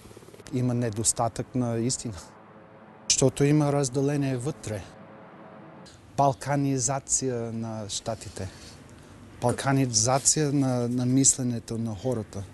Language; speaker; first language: Bulgarian; non-native, fluent; English